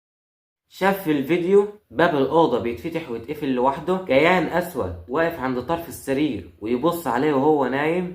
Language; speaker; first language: Arabic; native; Arabic